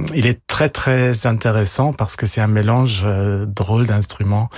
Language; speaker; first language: French; non-native, fluent; German